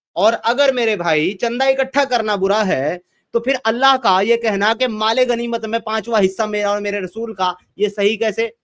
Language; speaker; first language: Hindi; native; Hindi